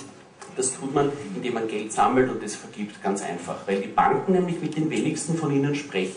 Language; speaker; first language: German; native; German